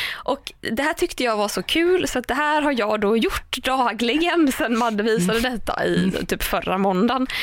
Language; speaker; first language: Swedish; native; Swedish